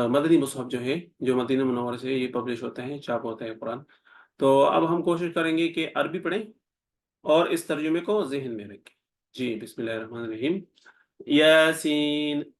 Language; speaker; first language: Urdu; non-native, local second language; Pashto